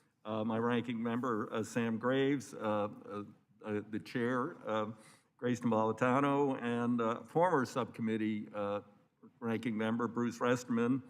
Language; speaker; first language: English; native; English